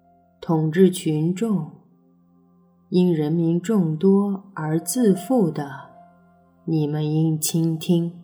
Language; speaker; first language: Chinese; native; Chinese